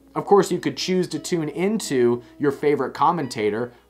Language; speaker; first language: English; native; English